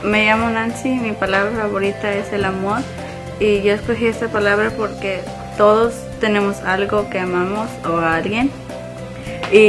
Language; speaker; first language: Spanish; early bilingual, other home language; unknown